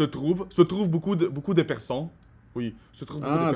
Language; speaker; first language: French; non-native, learner; Russian